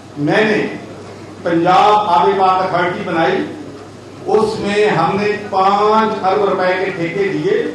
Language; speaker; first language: Urdu; non-native, local second language; Punjabi